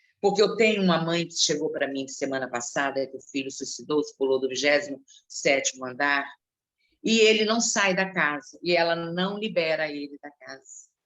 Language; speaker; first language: Portuguese; native; Portuguese